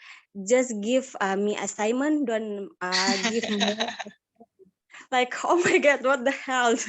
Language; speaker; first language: English; non-native, learner; Indonesian